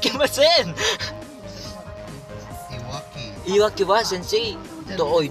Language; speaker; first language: Japanese; non-native, learner; Pampanga